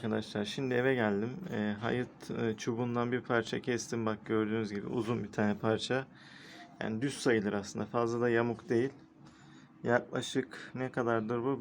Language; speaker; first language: Turkish; native; Turkish